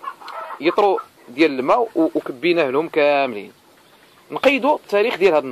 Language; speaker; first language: Arabic; native; Arabic